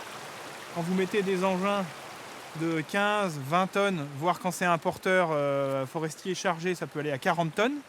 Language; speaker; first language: French; native; French